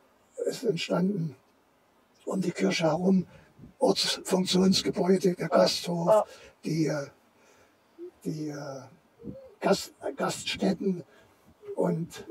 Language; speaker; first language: German; native; German